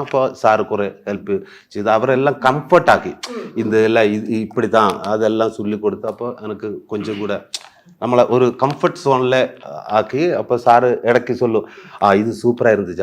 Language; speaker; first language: Tamil; non-native, learner; Malayalam